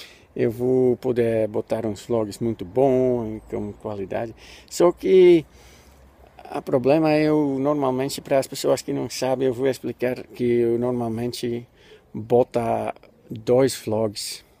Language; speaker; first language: Portuguese; non-native, learner; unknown